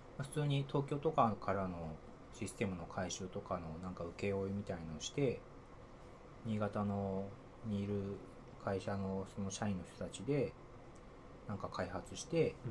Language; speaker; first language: Japanese; native; Japanese